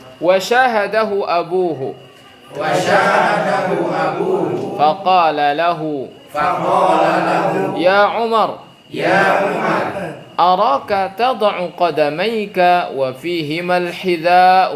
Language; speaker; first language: Arabic; non-native, fluent; Indonesian